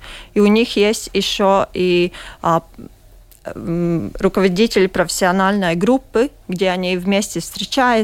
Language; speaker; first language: Russian; non-native, local second language; Latvian